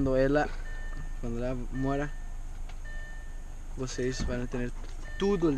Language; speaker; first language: Portuguese; non-native, learner; Nepali